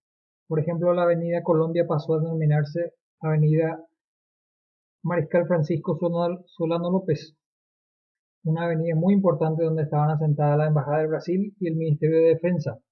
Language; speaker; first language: Spanish; native; Spanish